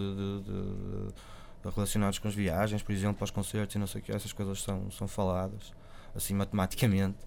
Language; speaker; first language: Portuguese; native; Portuguese